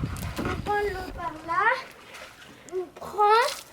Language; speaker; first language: French; early bilingual, heritage; French